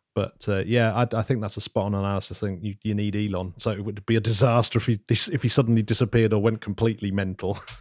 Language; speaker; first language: English; native; English